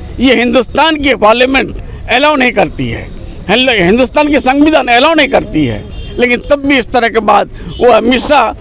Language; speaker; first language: Hindi; non-native, local second language; Urdu